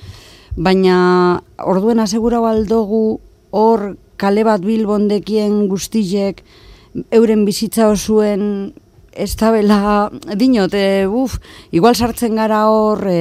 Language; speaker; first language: Basque; native; Basque